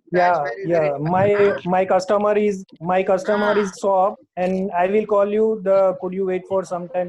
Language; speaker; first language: English; non-native, learner; Gujarati